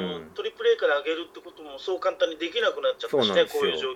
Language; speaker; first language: Japanese; native; Japanese